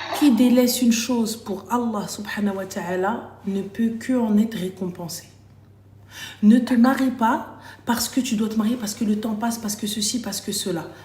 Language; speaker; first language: French; early bilingual, other home language; Arabic